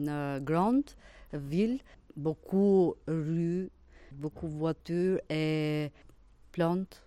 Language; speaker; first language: French; non-native, learner; Albanian